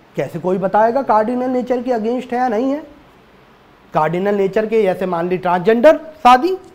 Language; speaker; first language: Hindi; native; Hindi